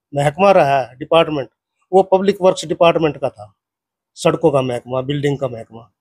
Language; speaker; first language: Hindi; native; Hindi